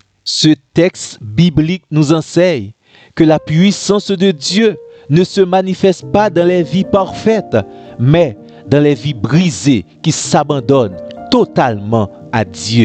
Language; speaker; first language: French; non-native, local second language; Haitian Creole